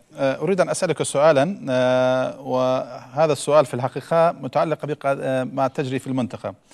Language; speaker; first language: Arabic; non-native, fluent; Turkish